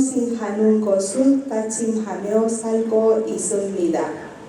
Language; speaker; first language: Korean; non-native, learner; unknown